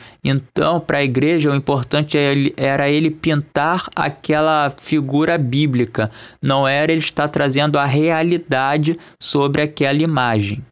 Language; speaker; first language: Portuguese; native; Portuguese